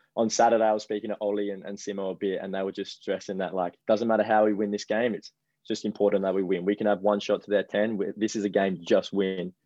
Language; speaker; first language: English; native; English